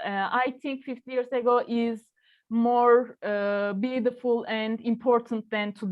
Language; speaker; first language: English; non-native, learner; Turkish